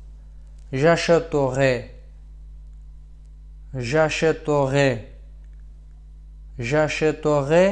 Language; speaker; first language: French; non-native, fluent; Pashto